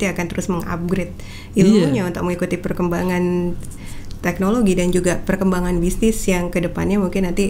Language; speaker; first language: Indonesian; native; Indonesian